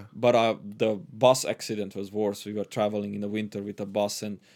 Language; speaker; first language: English; non-native, fluent; Hungarian